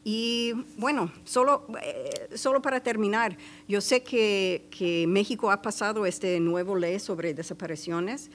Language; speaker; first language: Spanish; non-native, fluent; English